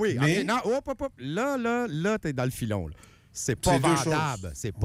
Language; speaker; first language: French; native; French